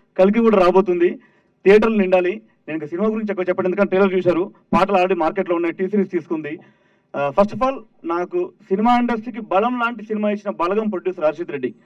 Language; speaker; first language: Telugu; native; Telugu